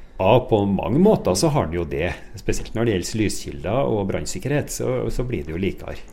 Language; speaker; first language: Norwegian; native; Norwegian